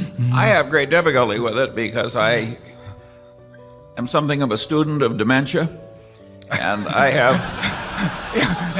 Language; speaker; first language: English; native; English